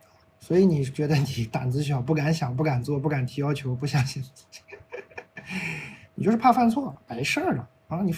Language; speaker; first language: Chinese; native; Chinese